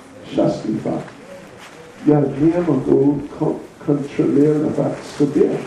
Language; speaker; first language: Russian; non-native, learner; English